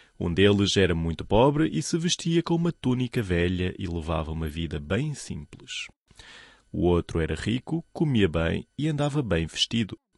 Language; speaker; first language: Portuguese; non-native, fluent; Chinese